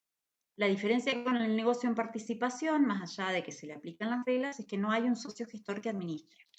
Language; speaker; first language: Spanish; native; Spanish